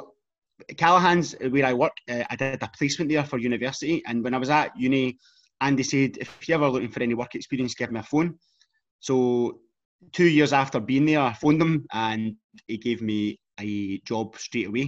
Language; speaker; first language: English; native; English